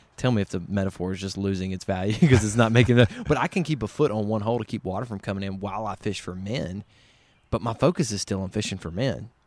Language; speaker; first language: English; native; English